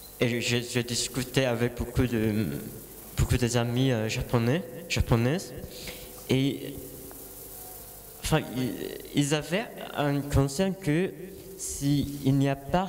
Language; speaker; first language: French; non-native, learner; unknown